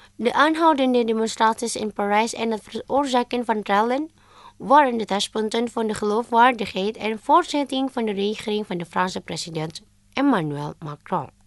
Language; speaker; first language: Dutch; non-native, fluent; Indonesian